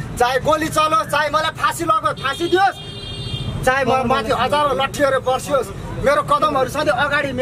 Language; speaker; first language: Nepali; non-native, local second language; Limbu